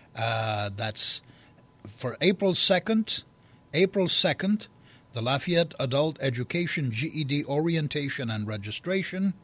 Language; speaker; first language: English; early bilingual, other home language; French